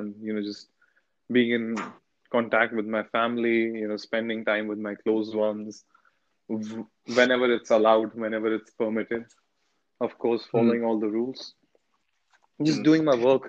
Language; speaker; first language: English; non-native, local second language; Hindi